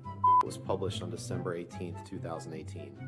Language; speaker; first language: English; native; English